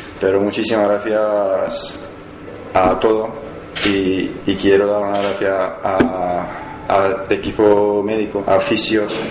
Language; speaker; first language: Spanish; non-native, learner; Persian